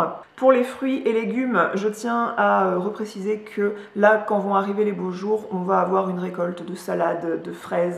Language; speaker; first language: French; native; French